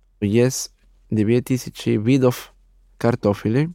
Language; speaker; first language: Russian; non-native, learner; Spanish